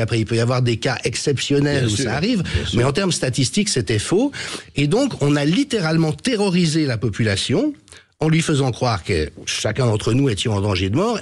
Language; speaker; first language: French; native; French